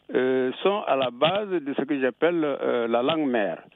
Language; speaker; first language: French; non-native, local second language; Bambara